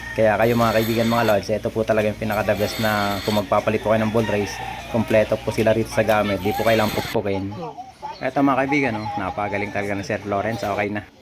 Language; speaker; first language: Filipino; native; Filipino